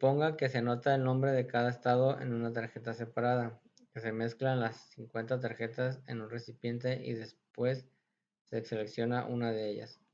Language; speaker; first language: Spanish; native; Spanish